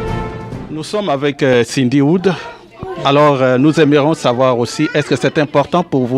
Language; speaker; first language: French; native; French